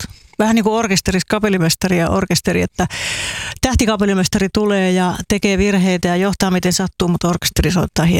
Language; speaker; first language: Finnish; native; Finnish